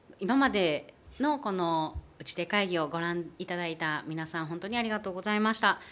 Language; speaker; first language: Japanese; native; Japanese